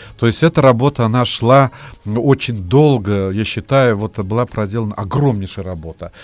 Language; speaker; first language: Russian; non-native, local second language; Tatar